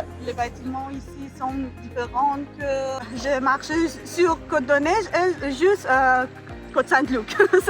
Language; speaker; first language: French; non-native, learner; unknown